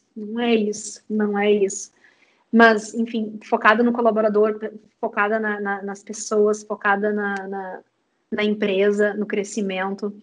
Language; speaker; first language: Portuguese; native; Portuguese